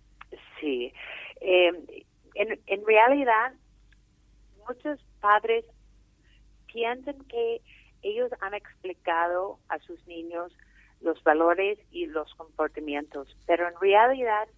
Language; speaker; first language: Spanish; non-native, fluent; English